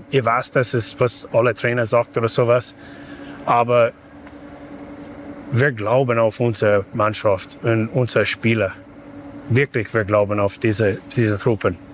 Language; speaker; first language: German; non-native, fluent; English